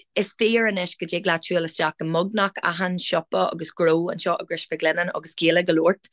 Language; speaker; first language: Irish; non-native, local second language; English